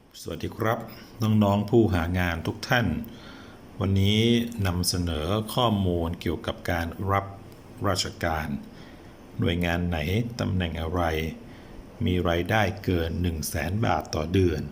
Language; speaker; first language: Thai; native; Thai